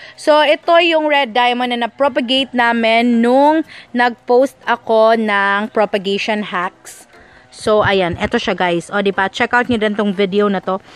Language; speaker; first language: Filipino; non-native, local second language; Cebuano